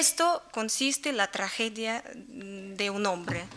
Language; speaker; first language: Spanish; non-native, learner; Russian